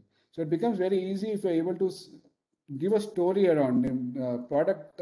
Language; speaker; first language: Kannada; non-native, local second language; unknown